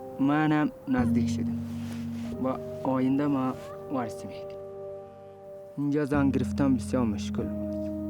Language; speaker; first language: Persian; non-native, local second language; Kyrgyz